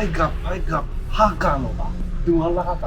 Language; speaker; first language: Thai; non-native, learner; Japanese